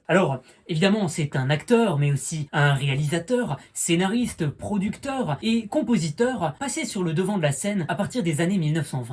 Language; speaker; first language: French; native; French